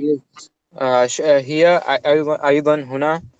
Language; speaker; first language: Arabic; non-native, learner; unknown